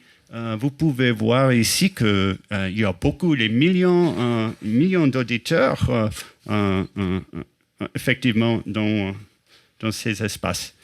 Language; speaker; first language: French; non-native, fluent; English